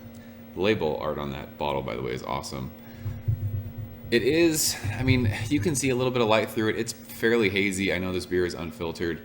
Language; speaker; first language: English; native; English